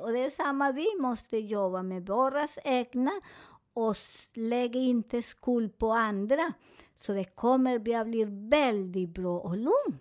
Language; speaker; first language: Swedish; non-native, learner; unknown